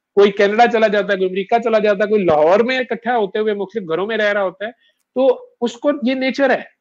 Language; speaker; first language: Urdu; non-native, local second language; Punjabi